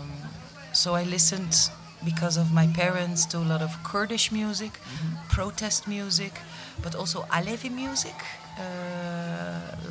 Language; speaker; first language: English; non-native, fluent; Dutch